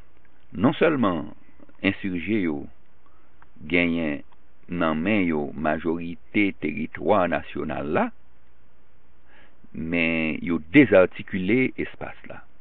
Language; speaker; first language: French; non-native, local second language; Haitian Creole